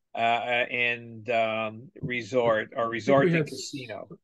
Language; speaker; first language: English; native; English